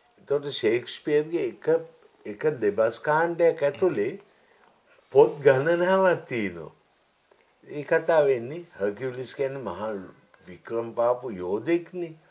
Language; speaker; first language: Sinhala; native; Sinhala